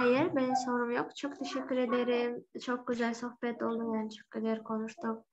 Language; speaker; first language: Turkish; non-native, learner; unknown